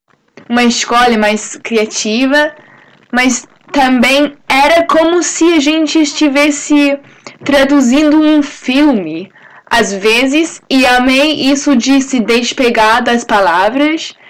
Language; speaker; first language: Portuguese; non-native, fluent; English